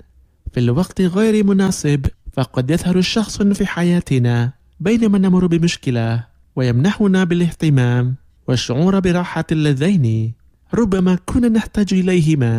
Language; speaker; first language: Arabic; non-native, fluent; Indonesian